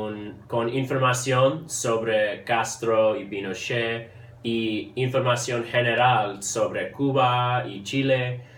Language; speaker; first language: Spanish; early bilingual, heritage; English